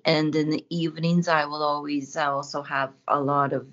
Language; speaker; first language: English; early bilingual, other home language; Ukrainian